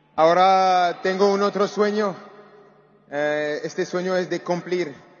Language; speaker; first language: Spanish; non-native, learner; French